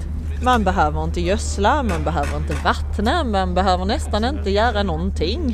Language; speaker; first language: Swedish; native; Swedish